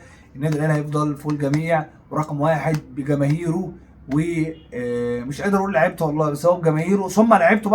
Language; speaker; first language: Arabic; native; Arabic